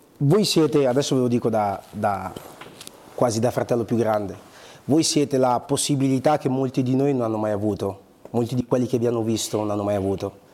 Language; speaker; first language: Italian; early bilingual, other home language; Portuguese